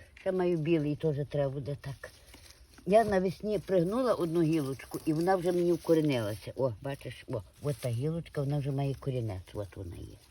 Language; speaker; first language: Ukrainian; native; Ukrainian